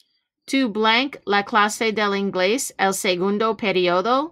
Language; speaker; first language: Spanish; non-native, fluent; English